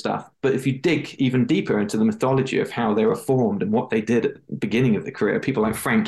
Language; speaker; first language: English; native; English